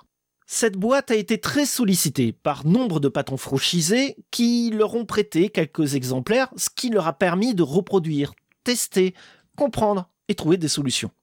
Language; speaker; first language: French; native; French